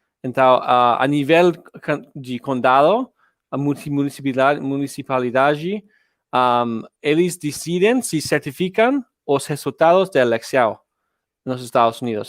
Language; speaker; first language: Portuguese; non-native, learner; English